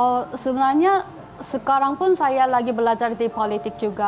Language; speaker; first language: Indonesian; non-native, fluent; Korean